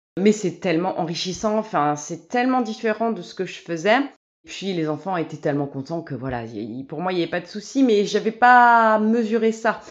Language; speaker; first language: French; native; French